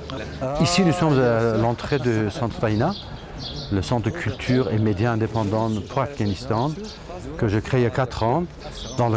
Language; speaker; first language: French; non-native, fluent; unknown